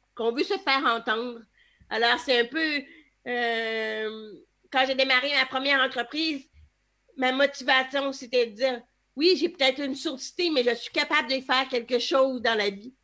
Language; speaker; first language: French; native; French